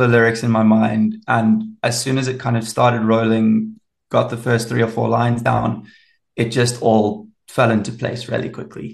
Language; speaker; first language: English; native; English